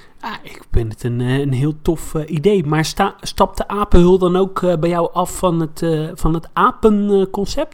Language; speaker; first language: Dutch; native; Dutch